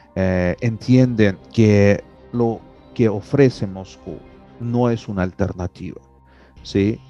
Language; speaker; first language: Spanish; non-native, fluent; Russian